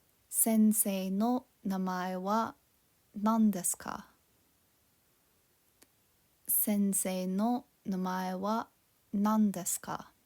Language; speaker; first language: Japanese; non-native, fluent; English